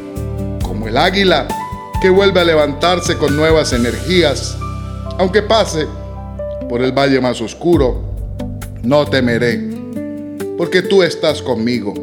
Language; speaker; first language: Spanish; native; Spanish